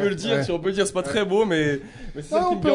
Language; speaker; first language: French; native; French